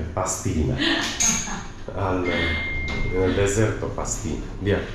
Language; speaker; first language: Italian; native; Italian